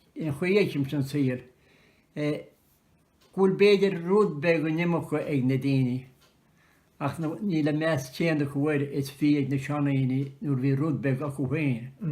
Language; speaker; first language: Irish; native; Irish